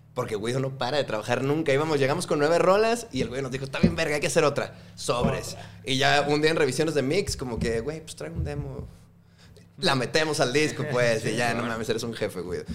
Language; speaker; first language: Spanish; native; Spanish